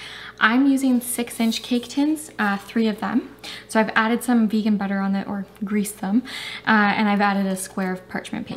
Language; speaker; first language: English; native; English